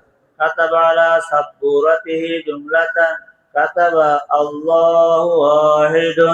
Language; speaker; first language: Arabic; non-native, fluent; Bangla